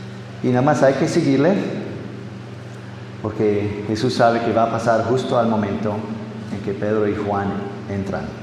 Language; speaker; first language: Spanish; non-native, fluent; English